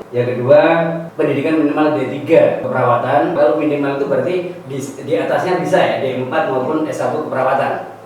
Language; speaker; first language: Indonesian; non-native, local second language; Javanese